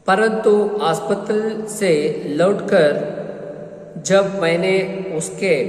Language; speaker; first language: Hindi; non-native, local second language; Kannada